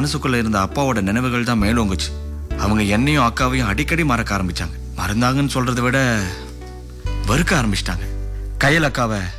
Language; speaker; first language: Tamil; early bilingual, heritage; Tamil